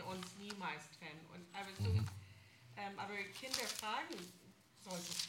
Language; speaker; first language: German; non-native, fluent; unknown